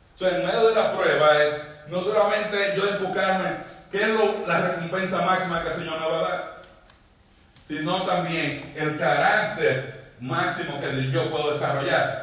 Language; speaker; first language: Spanish; native; Spanish